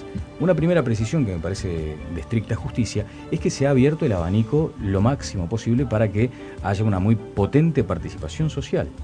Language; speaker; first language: Spanish; native; Spanish